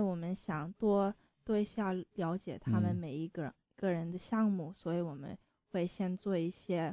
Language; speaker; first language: Chinese; early bilingual, heritage; Chinese